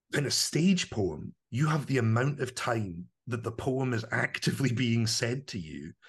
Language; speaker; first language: English; native; English